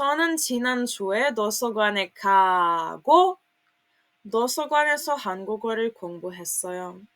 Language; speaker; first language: Korean; non-native, fluent; Serbian